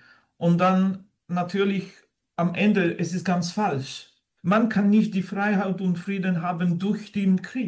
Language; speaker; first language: German; non-native, fluent; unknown